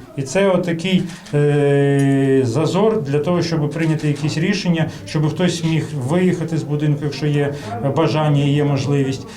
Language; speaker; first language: Ukrainian; native; Ukrainian